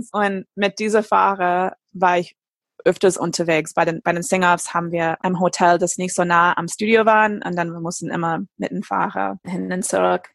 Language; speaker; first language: German; non-native, fluent; English